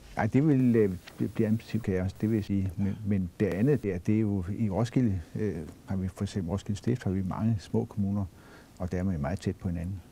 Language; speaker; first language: Danish; native; Danish